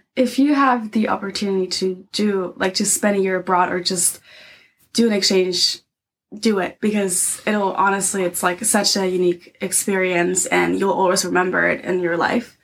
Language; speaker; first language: English; non-native, fluent; German